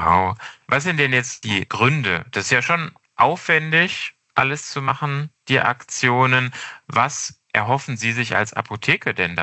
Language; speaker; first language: German; native; German